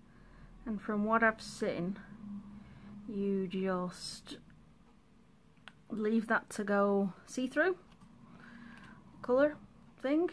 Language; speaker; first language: English; native; English